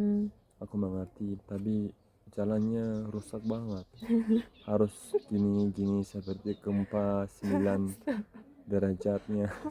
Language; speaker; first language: Indonesian; non-native, learner; Turkish